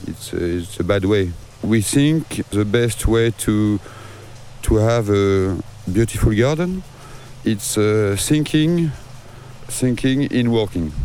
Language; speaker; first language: English; non-native, learner; French